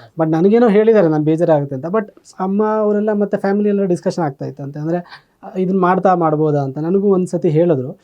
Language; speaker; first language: Kannada; native; Kannada